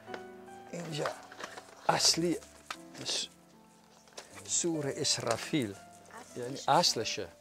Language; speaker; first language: Persian; non-native, fluent; Dutch